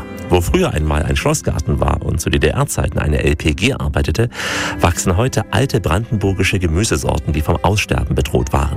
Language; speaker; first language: German; native; German